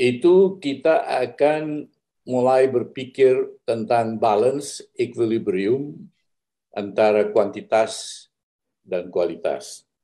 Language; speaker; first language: Malay; native; Malay